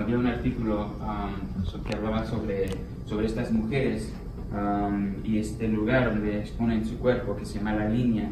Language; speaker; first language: Spanish; early bilingual, heritage; Spanish